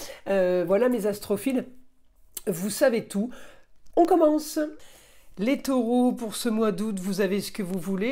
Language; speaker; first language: French; native; French